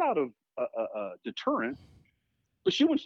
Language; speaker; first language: English; native; English